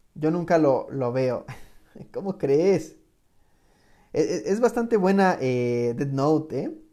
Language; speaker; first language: Spanish; native; Spanish